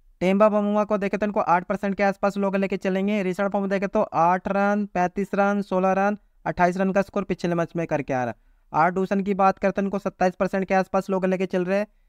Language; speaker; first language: Hindi; native; Hindi